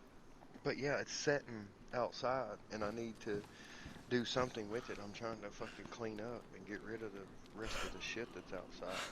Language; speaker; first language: English; native; English